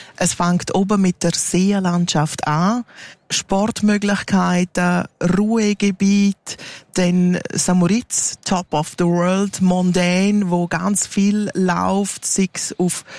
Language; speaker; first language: German; non-native, local second language; Romansh